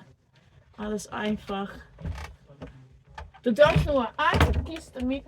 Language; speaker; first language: German; non-native, learner; Dutch